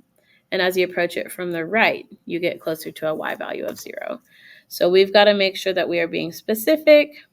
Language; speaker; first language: English; native; English